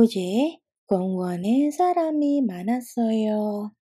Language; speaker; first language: Korean; non-native, fluent; Indonesian